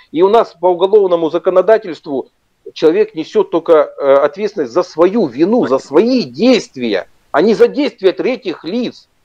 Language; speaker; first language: Russian; native; Russian